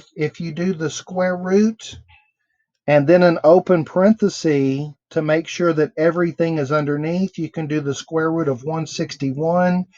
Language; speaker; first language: English; native; English